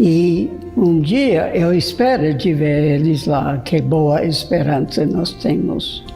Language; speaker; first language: Portuguese; non-native, fluent; English